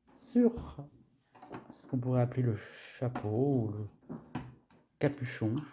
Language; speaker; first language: French; native; French